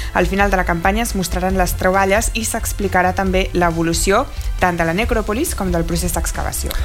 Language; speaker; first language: Catalan; native; Catalan